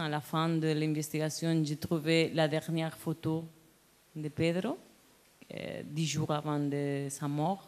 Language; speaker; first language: French; non-native, learner; Spanish